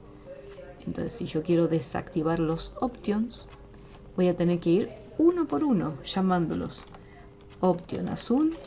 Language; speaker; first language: Spanish; native; Spanish